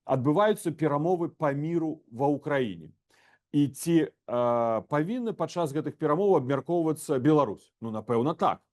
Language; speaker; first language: Belarusian; non-native, local second language; Russian